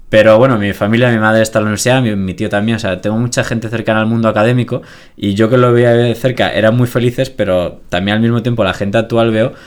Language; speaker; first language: Spanish; native; Spanish